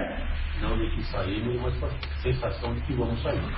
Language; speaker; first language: Portuguese; native; Portuguese